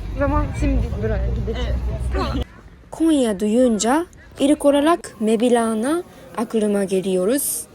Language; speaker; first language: Turkish; non-native, learner; Japanese